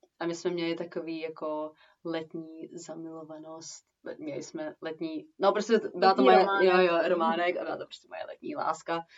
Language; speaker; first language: Czech; early bilingual, heritage; Czech